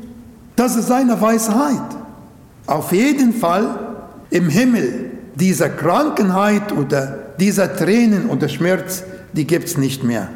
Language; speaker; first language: German; non-native, local second language; Arabic